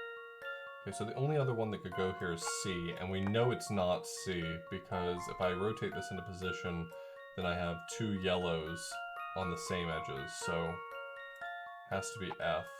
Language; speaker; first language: English; native; English